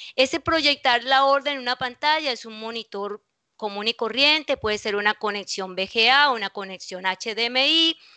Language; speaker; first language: Spanish; native; Spanish